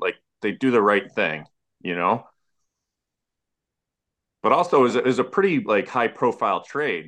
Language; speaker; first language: English; native; English